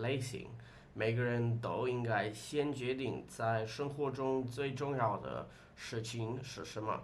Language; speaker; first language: Chinese; non-native, learner; English